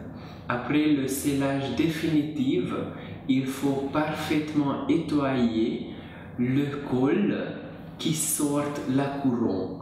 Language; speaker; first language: French; non-native, learner; Hungarian